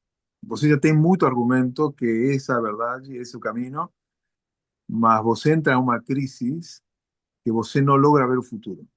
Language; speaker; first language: Portuguese; non-native, learner; Spanish